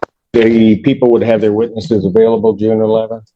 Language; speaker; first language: English; native; English